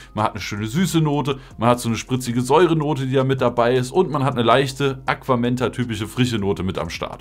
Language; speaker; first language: German; native; German